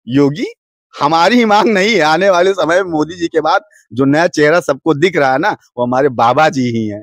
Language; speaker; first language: Hindi; native; Hindi